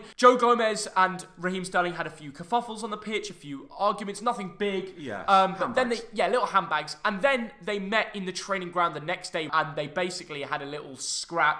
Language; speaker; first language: English; native; English